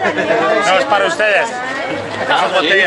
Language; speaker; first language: Spanish; non-native, learner; English